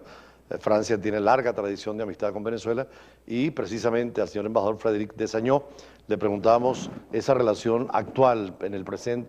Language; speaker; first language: Spanish; native; Spanish